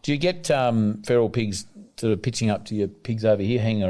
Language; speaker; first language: English; native; English